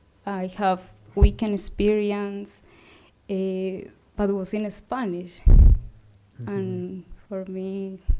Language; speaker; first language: English; non-native, learner; Spanish